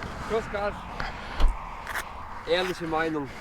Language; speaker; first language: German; early bilingual, heritage; Russian